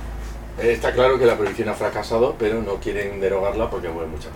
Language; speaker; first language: Spanish; native; Spanish